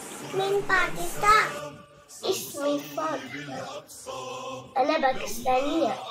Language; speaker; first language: Arabic; non-native, learner; Urdu